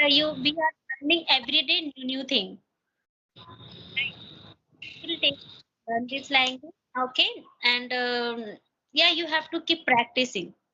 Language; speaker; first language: English; non-native, learner; Hindi